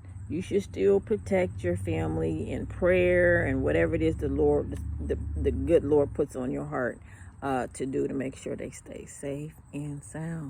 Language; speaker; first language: English; native; English